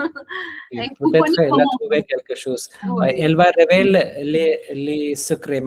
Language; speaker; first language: French; non-native, fluent; Hindi